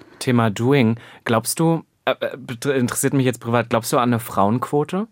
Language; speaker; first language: German; native; German